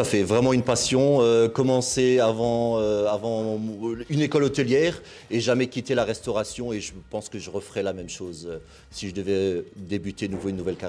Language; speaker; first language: French; native; French